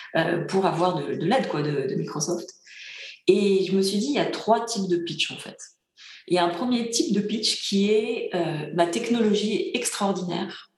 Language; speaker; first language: French; early bilingual, other home language; Bulgarian